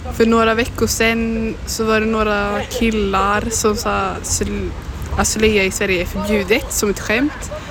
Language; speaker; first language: Swedish; early bilingual, other home language; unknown